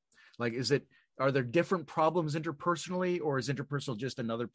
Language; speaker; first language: English; native; English